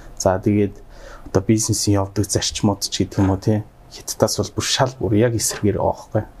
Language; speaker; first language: Mongolian; early bilingual, heritage; Mongolian